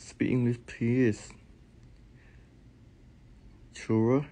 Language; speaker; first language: English; non-native, learner; Thai